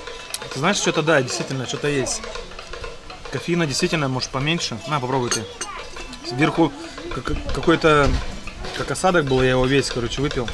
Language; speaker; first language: Russian; native; Russian